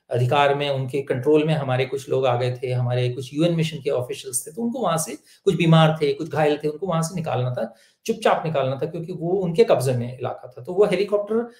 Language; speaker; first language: Hindi; native; Hindi